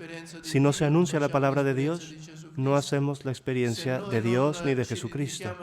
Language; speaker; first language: Spanish; non-native, fluent; Italian